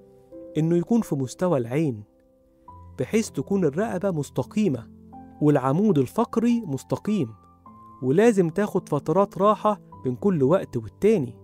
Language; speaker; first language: Arabic; native; Arabic